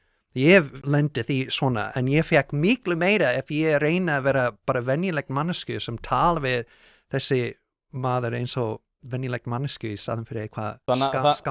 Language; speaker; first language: Icelandic; non-native, learner; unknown